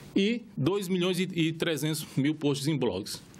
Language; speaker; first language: Portuguese; native; Portuguese